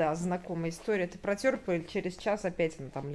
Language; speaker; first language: Russian; native; Russian